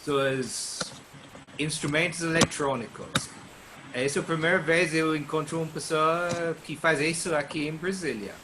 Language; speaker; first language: Portuguese; non-native, learner; English